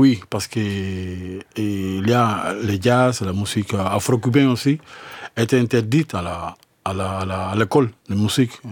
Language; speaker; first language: French; non-native, learner; Spanish